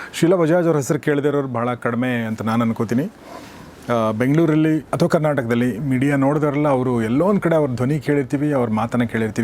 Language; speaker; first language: Kannada; native; Kannada